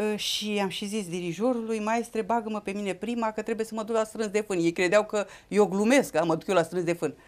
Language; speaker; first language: Romanian; native; Romanian